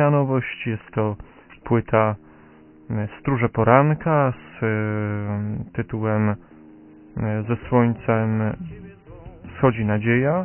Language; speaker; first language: Polish; native; Polish